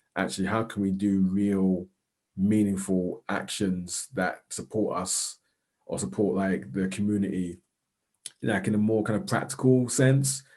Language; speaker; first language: English; native; English